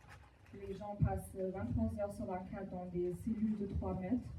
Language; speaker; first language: French; non-native, fluent; German